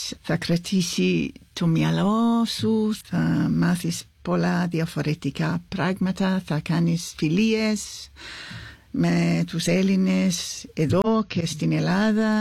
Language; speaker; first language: Greek; non-native, fluent; English